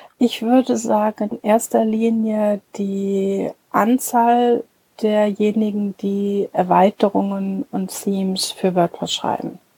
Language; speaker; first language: German; native; German